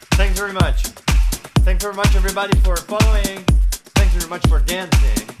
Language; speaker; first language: English; non-native, fluent; Italian